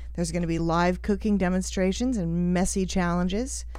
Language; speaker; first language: English; native; English